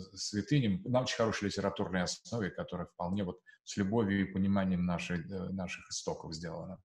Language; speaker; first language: Russian; native; Russian